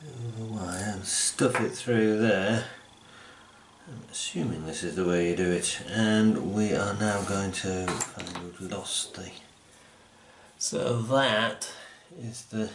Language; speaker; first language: English; native; English